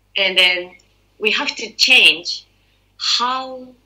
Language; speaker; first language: English; non-native, learner; Japanese